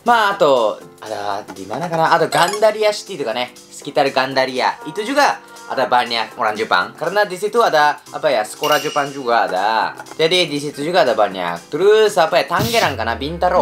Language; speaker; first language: Indonesian; non-native, learner; Japanese